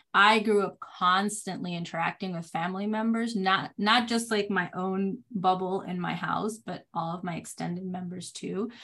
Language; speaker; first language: English; non-native, fluent; Spanish